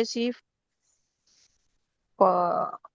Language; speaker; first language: Italian; non-native, learner; Urdu